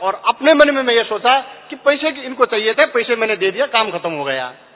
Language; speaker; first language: Hindi; non-native, fluent; Nepali